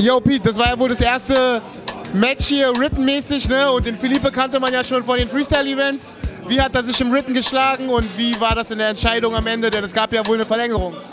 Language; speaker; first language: German; native; German